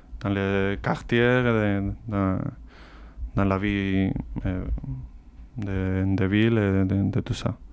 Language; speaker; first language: French; non-native, learner; Spanish